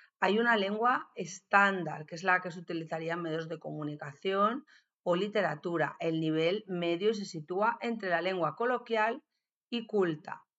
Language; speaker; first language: Spanish; native; Spanish